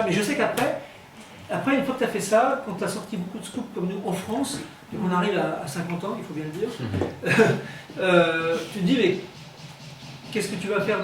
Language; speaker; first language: French; native; French